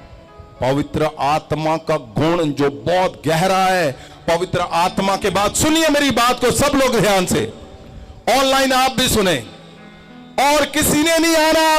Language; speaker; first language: Hindi; non-native, local second language; Punjabi